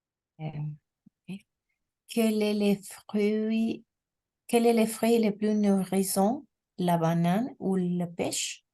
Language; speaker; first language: French; non-native, learner; Spanish